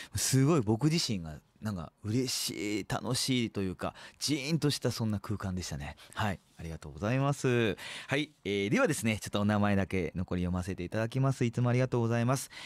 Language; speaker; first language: Japanese; native; Japanese